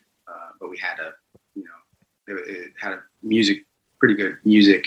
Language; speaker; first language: English; native; English